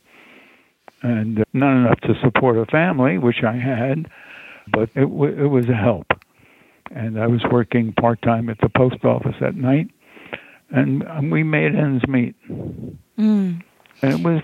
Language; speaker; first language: English; native; English